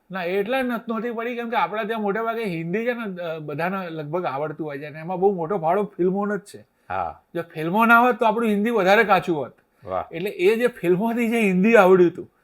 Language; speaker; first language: Gujarati; native; Gujarati